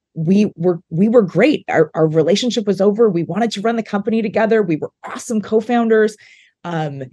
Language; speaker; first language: English; native; English